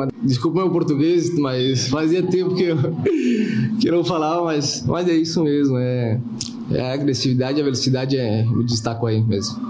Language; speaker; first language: Portuguese; early bilingual, heritage; Spanish